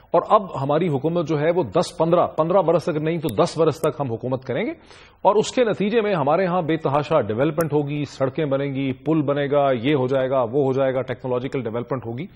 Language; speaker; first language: Urdu; native; Urdu